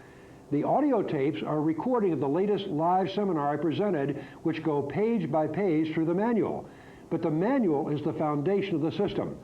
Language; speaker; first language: English; native; English